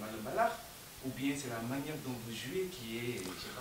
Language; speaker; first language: French; non-native, local second language; Wolof